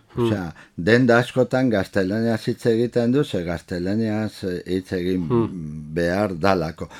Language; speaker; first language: Basque; non-native, local second language; Spanish